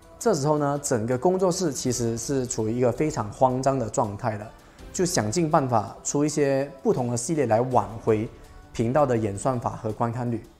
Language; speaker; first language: Chinese; native; Chinese